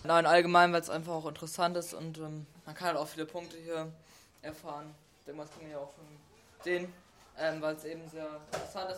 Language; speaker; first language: German; native; German